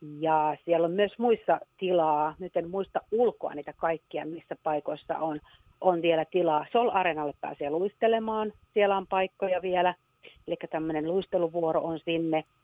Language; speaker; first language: Finnish; native; Finnish